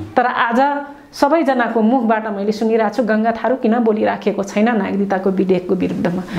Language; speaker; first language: Nepali; non-native, local second language; Rana Tharu